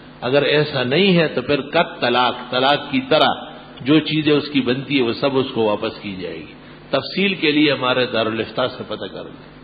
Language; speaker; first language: Urdu; non-native, local second language; Pashto